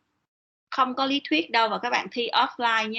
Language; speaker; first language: Vietnamese; native; Vietnamese